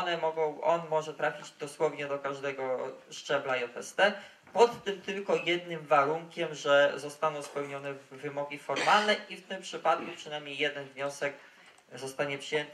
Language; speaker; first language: Polish; native; Polish